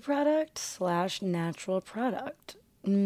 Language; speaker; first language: English; native; English